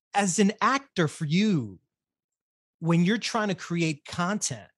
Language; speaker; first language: English; early bilingual, other home language; Spanish